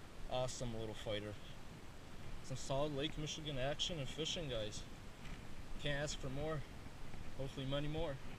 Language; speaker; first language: English; early bilingual, other home language; Polish